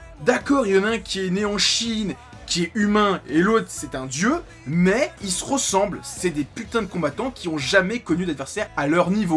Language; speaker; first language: French; native; French